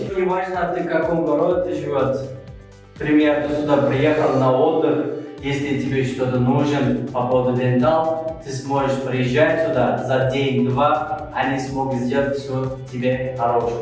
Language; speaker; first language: Russian; non-native, learner; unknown